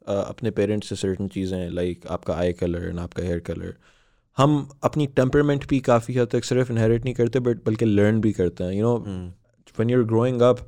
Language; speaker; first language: Urdu; native; Urdu